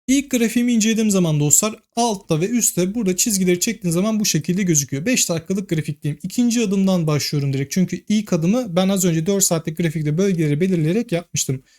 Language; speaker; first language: Turkish; native; Turkish